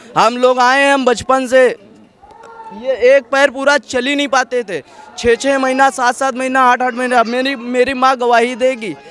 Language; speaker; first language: Hindi; native; Hindi